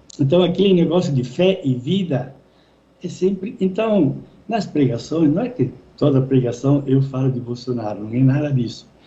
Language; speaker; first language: Portuguese; non-native, fluent; Italian